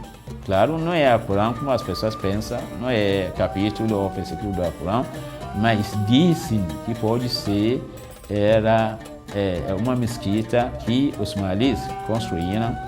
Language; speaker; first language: Portuguese; non-native, fluent; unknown